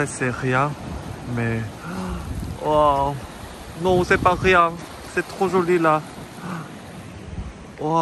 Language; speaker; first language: French; non-native, fluent; Korean